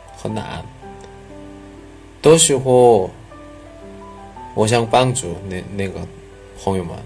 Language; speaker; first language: Chinese; non-native, learner; Korean